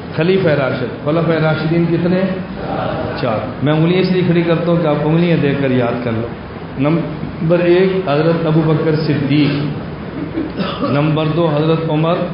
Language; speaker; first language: Urdu; native; Urdu